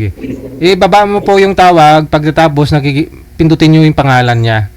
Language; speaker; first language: Filipino; native; Filipino